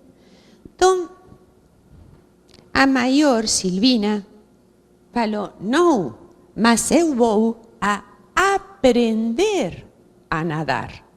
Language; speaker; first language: Portuguese; non-native, fluent; Spanish